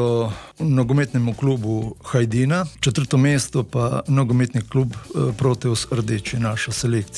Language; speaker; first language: Slovenian; native; Slovenian